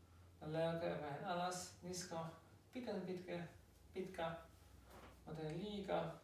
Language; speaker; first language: Finnish; non-native, learner; German